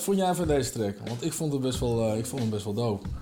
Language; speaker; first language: Dutch; native; Dutch